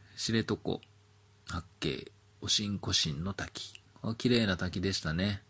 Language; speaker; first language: Japanese; native; Japanese